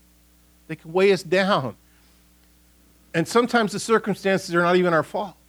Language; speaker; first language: English; native; English